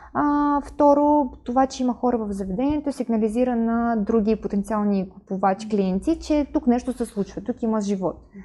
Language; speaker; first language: Bulgarian; non-native, fluent; Ukrainian